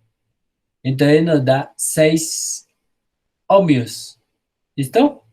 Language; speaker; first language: Spanish; native; Spanish